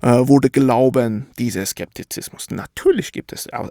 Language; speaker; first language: German; non-native, fluent; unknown